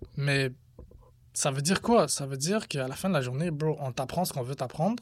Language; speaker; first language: French; early bilingual, other home language; Arabic